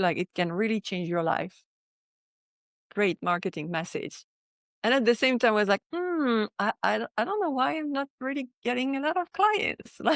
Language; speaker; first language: English; non-native, fluent; French